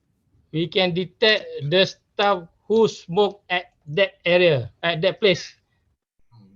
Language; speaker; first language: English; non-native, learner; Malay